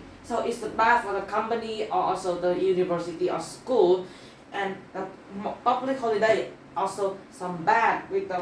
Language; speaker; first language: English; non-native, learner; Vietnamese